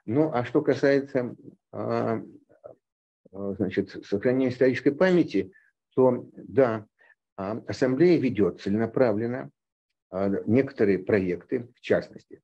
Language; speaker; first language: Russian; native; Russian